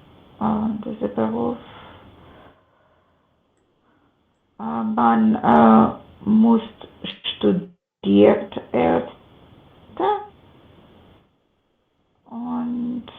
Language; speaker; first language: German; non-native, learner; Macedonian